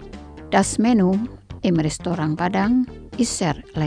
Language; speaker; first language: German; non-native, fluent; Indonesian